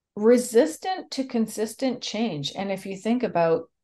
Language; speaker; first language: English; native; English